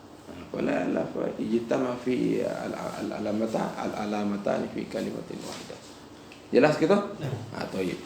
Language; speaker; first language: Arabic; non-native, fluent; Indonesian